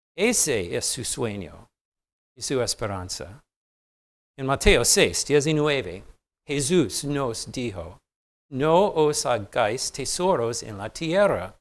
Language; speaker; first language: Spanish; non-native, fluent; English